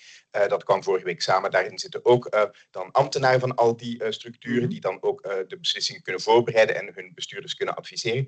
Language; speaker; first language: Dutch; native; Dutch